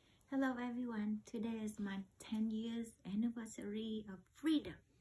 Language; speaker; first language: English; non-native, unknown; Vietnamese